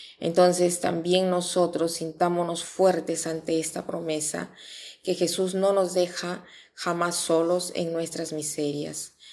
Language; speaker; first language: Spanish; non-native, fluent; Italian